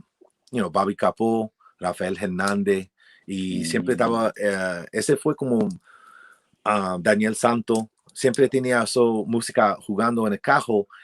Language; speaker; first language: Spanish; early bilingual, heritage; English